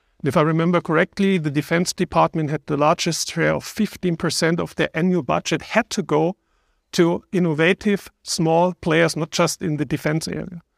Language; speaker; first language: English; non-native, fluent; German